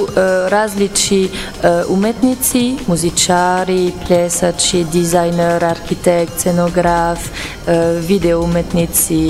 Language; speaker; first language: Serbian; non-native, learner; French